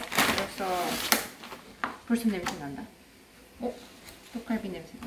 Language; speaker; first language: Korean; non-native, fluent; Russian